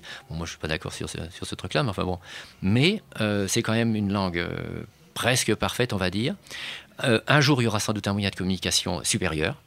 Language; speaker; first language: French; native; French